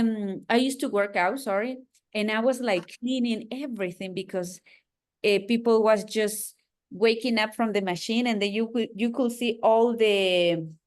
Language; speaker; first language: English; non-native, fluent; Spanish